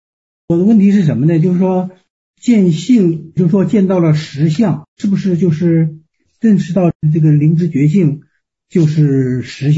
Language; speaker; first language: Chinese; native; Chinese